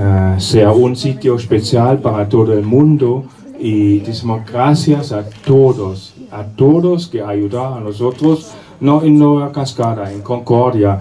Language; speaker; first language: Spanish; non-native, learner; German